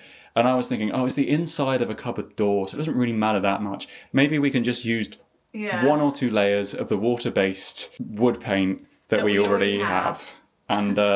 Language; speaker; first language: English; native; English